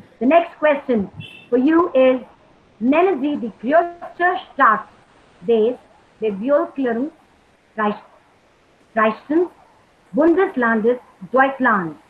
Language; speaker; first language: German; non-native, learner; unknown